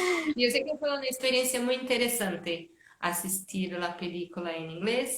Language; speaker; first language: Spanish; non-native, fluent; Portuguese